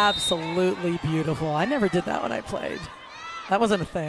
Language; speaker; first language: English; native; English